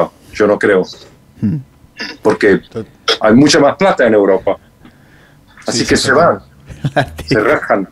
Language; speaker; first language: Spanish; non-native, fluent; English